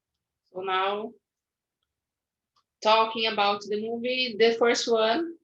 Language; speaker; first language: English; non-native, fluent; Portuguese